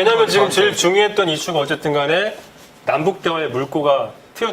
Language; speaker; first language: Korean; native; Korean